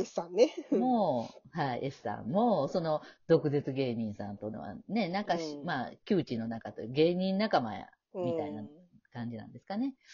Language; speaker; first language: Japanese; native; Japanese